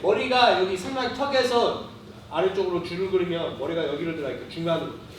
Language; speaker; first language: Korean; early bilingual, heritage; Korean